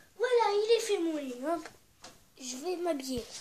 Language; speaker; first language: French; native; French